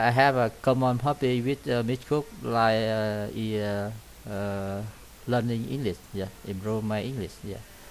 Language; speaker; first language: English; non-native, learner; Vietnamese